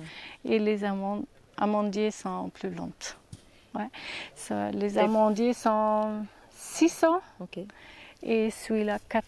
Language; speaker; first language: French; non-native, learner; German